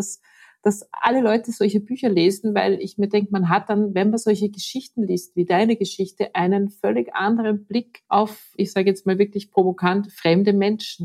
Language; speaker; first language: German; native; German